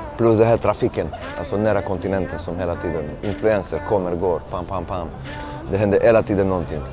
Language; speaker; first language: Swedish; early bilingual, other home language; Romanian